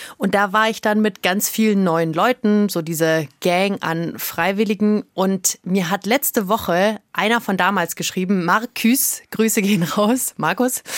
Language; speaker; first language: German; native; German